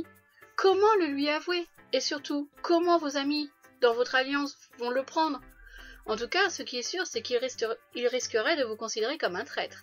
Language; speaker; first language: French; native; French